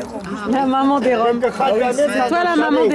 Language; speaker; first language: French; native; French